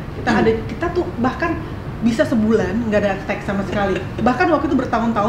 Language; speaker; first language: Indonesian; native; Indonesian